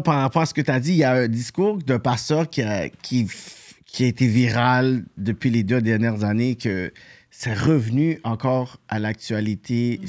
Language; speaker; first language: French; native; French